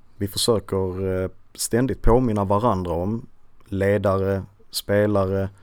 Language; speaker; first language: Swedish; native; Swedish